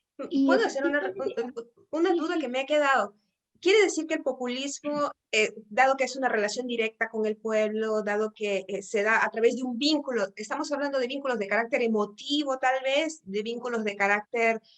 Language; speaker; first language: Spanish; native; Spanish